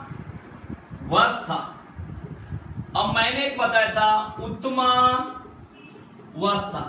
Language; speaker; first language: Hindi; native; Hindi